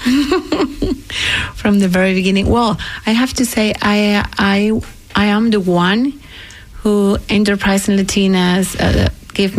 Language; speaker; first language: English; non-native, learner; Spanish